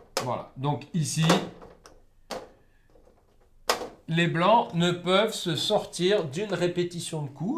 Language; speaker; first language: French; native; French